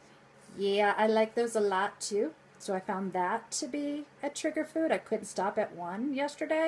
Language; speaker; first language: English; native; English